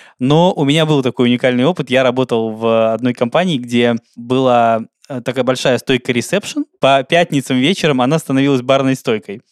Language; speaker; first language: Russian; native; Russian